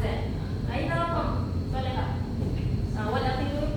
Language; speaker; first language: Arabic; non-native, learner; Malay